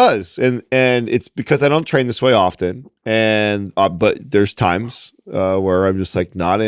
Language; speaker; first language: English; native; English